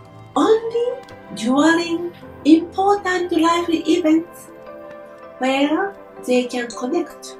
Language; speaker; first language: English; non-native, learner; Japanese